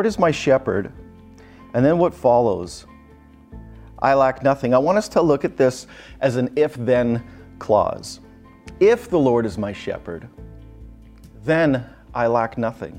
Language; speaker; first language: English; native; English